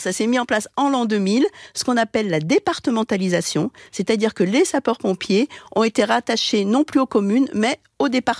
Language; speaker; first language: French; native; French